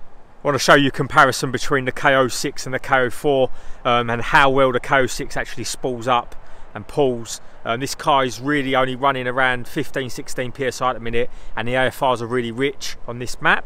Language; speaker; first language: English; native; English